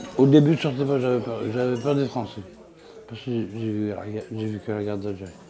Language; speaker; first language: French; non-native, local second language; Arabic